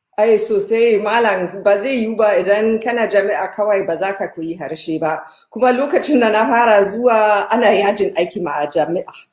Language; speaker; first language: Hausa; non-native, fluent; German